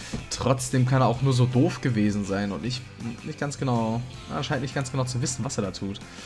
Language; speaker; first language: German; native; German